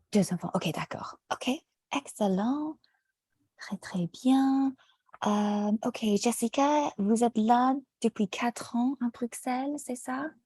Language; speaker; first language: French; non-native, fluent; English